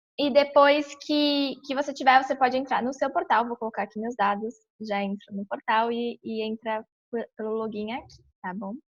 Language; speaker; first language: Portuguese; native; Portuguese